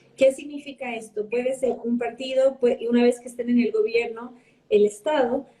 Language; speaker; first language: Spanish; early bilingual, heritage; Spanish